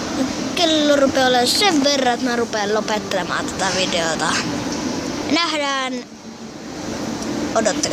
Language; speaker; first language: Finnish; native; Finnish